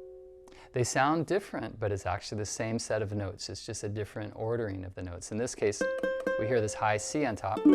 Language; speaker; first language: English; native; English